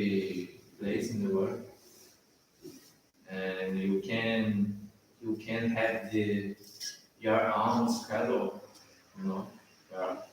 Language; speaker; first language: English; non-native, learner; Portuguese